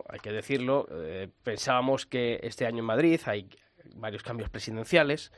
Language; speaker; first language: Spanish; native; Spanish